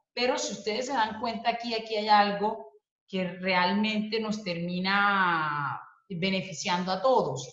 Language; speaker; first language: Spanish; native; Spanish